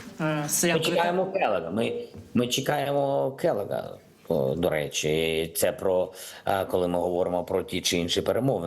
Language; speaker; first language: Ukrainian; non-native, local second language; Russian